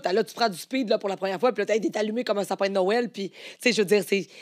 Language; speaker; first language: French; native; French